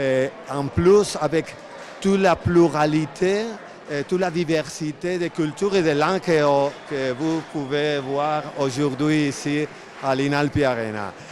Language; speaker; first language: French; non-native, fluent; Spanish